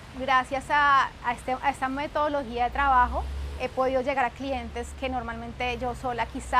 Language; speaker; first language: Spanish; native; Spanish